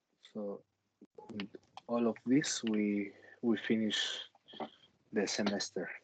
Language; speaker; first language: English; non-native, learner; Spanish